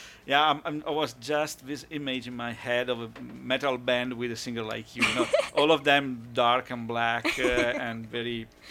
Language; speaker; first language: English; non-native, fluent; Italian